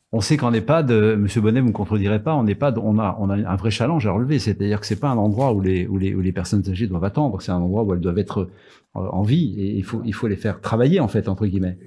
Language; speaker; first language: French; native; French